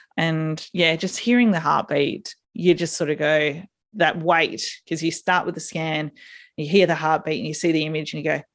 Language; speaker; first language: English; native; English